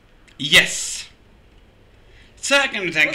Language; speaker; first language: Swedish; native; Swedish